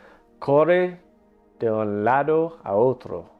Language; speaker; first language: Spanish; non-native, learner; English